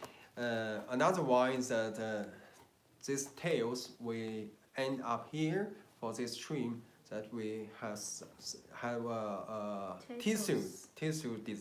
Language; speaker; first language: English; non-native, learner; Chinese